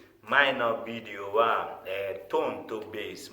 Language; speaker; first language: Japanese; non-native, fluent; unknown